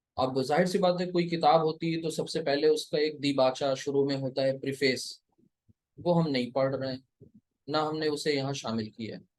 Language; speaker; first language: Urdu; native; Urdu